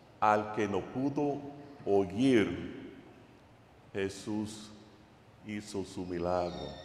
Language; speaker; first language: Spanish; non-native, fluent; English